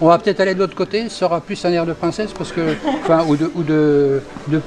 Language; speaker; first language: French; native; French